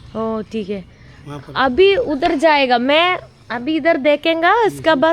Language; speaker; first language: Hindi; non-native, local second language; Malayalam